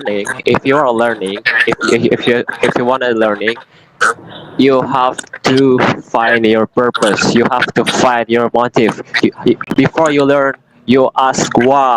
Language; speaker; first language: English; non-native, learner; Indonesian